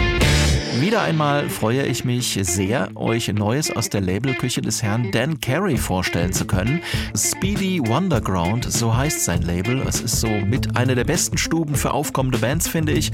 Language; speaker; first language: German; native; German